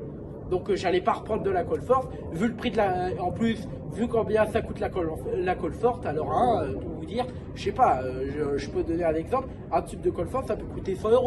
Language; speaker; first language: French; native; French